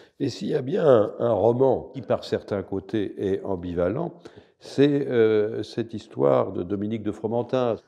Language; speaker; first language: French; native; French